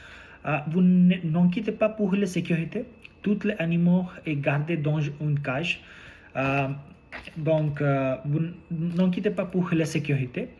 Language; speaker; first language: French; non-native, learner; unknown